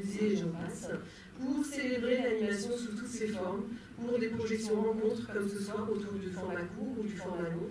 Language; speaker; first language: French; native; French